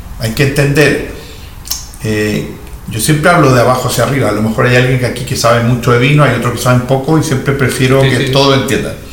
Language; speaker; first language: Spanish; native; Spanish